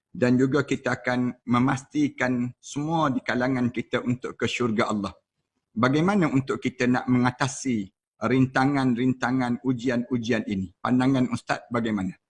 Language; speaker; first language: Malay; native; Malay